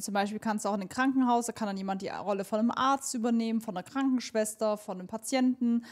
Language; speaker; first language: German; native; German